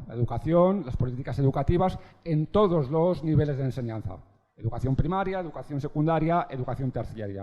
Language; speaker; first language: Spanish; native; Spanish